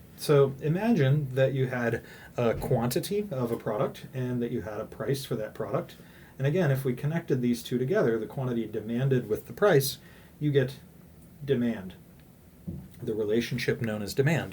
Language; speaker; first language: English; native; English